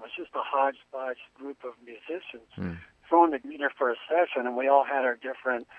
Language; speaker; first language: English; native; English